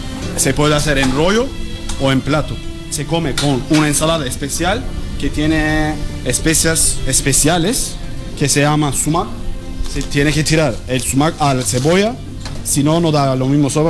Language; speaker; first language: Spanish; non-native, learner; Turkish